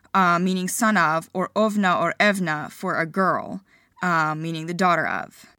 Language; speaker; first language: English; early bilingual, other home language; Ukrainian